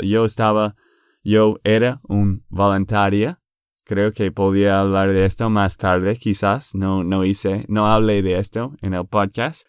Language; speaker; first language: Spanish; non-native, fluent; English